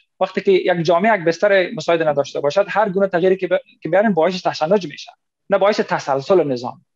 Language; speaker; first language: Persian; non-native, local second language; Pashto